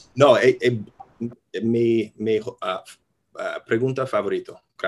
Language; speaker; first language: Spanish; non-native, fluent; English